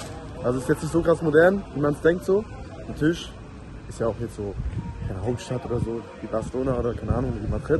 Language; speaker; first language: German; native; German